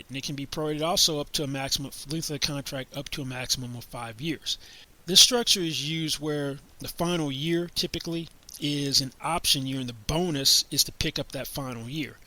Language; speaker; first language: English; native; English